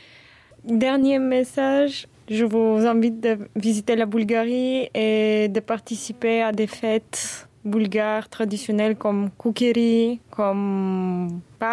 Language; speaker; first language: French; non-native, fluent; Bulgarian